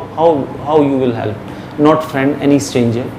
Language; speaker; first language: English; non-native, local second language; Hindi